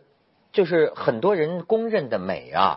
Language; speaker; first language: Chinese; native; Chinese